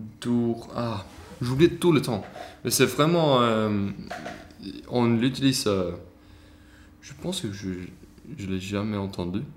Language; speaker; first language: French; non-native, learner; Swedish